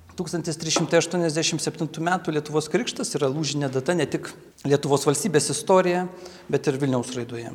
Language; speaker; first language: Lithuanian; native; Lithuanian